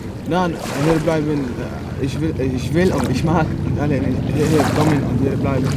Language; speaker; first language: German; non-native, learner; Arabic